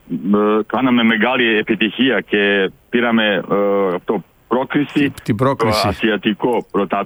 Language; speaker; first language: Greek; non-native, learner; Serbian